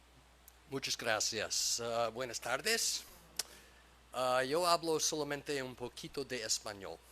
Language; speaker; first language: Spanish; non-native, learner; English